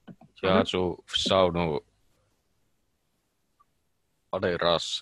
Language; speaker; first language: Russian; non-native, learner; Finnish